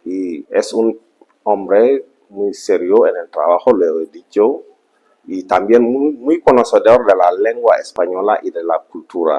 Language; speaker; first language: Spanish; non-native, fluent; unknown